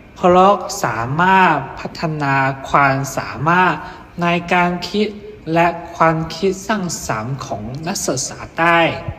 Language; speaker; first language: Thai; non-native, learner; Chinese